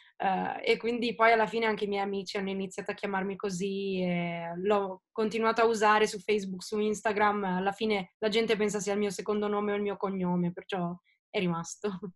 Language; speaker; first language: Italian; native; Italian